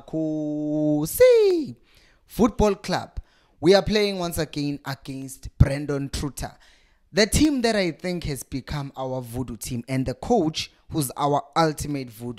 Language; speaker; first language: English; non-native, local second language; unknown